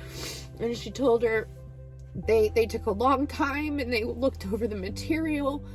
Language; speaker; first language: English; native; English